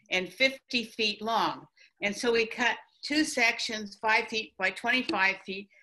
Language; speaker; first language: English; native; English